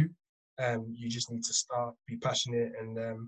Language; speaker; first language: English; non-native, local second language; Akan